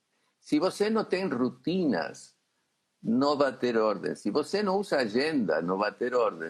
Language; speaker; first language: Portuguese; non-native, fluent; Spanish